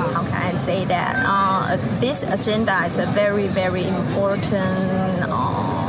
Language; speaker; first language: English; non-native, learner; Chinese